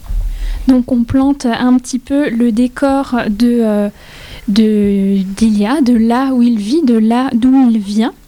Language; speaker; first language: French; native; French